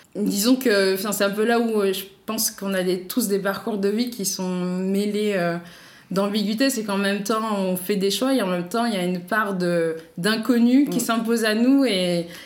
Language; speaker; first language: French; native; French